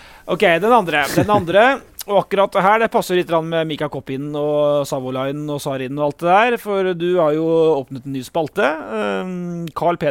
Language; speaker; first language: Norwegian; native; Norwegian